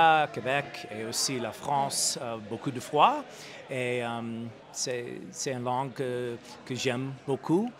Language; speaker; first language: French; non-native, learner; English